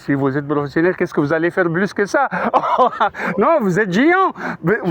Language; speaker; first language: French; non-native, fluent; Arabic